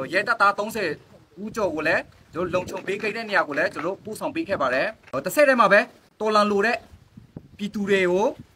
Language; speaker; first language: Burmese; non-native, local second language; Western Kayah